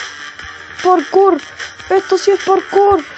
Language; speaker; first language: Spanish; native; Spanish